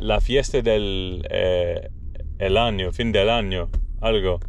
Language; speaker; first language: Spanish; non-native, learner; English